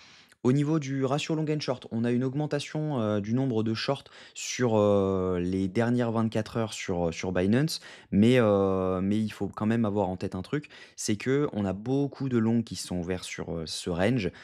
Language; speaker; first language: French; native; French